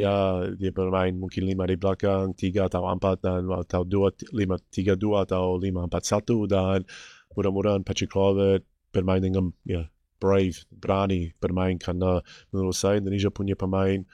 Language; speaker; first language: Indonesian; non-native, fluent; English